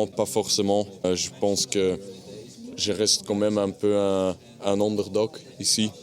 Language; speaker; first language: French; non-native, fluent; Dutch